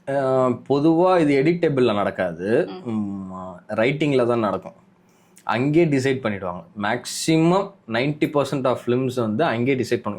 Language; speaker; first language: Tamil; native; Tamil